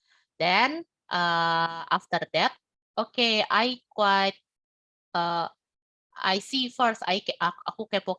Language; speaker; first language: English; non-native, learner; Indonesian